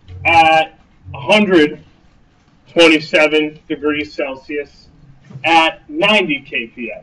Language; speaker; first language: English; native; English